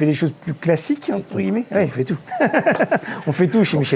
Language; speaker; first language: French; native; French